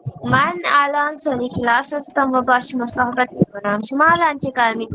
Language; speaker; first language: Persian; non-native, learner; Urdu